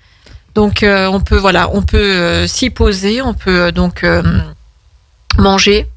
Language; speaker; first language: French; native; French